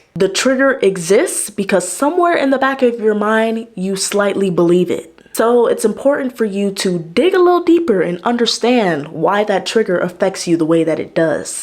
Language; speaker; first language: English; native; English